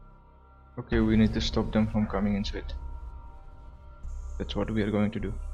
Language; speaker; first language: English; non-native, learner; Bodo